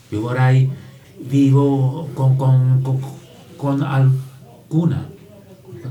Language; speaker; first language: Italian; non-native, local second language; German